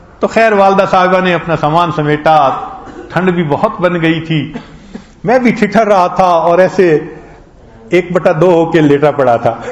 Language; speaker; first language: Urdu; non-native, local second language; Punjabi